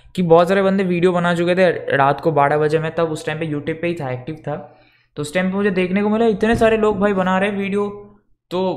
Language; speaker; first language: Hindi; non-native, local second language; Bangla